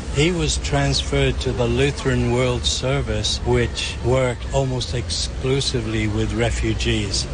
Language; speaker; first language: English; early bilingual, other home language; Swedish